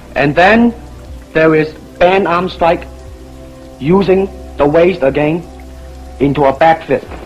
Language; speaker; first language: English; non-native, local second language; Cantonese